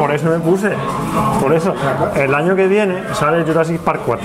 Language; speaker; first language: Spanish; native; Spanish